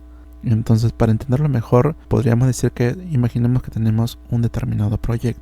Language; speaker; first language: Spanish; native; Spanish